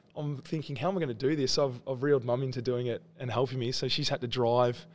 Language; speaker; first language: English; native; English